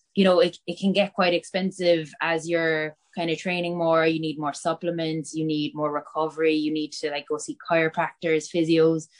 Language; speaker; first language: English; native; English